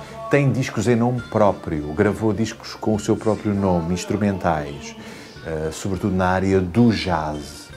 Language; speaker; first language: Portuguese; native; Portuguese